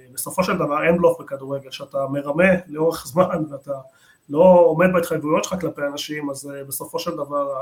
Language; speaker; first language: Hebrew; early bilingual, other home language; Spanish